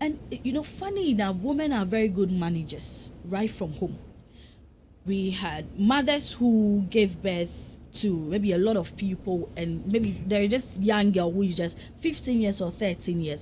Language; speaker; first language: English; non-native, local second language; Akan